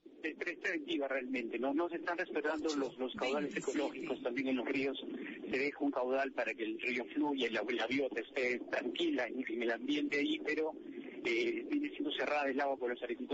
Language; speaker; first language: Spanish; native; Spanish